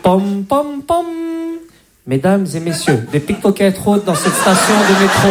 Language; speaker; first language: French; native; French